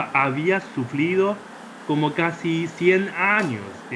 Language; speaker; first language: Spanish; non-native, fluent; Chinese